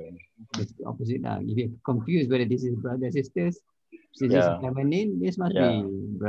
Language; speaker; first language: English; non-native, local second language; Malay